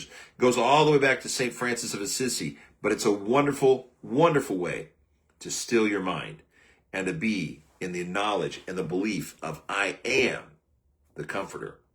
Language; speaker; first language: English; native; English